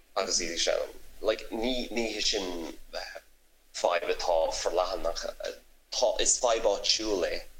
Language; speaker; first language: Irish; non-native, local second language; English